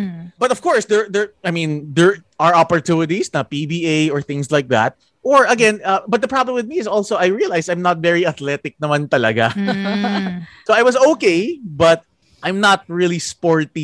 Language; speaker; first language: English; non-native, local second language; Filipino